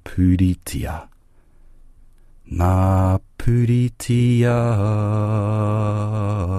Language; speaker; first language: Māori; non-native, local second language; English